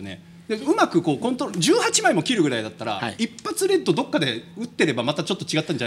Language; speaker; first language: Japanese; native; Japanese